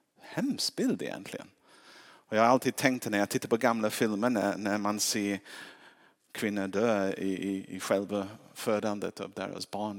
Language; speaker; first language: Swedish; non-native, fluent; English